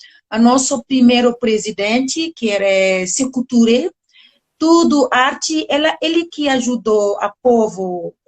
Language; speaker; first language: Portuguese; non-native, learner; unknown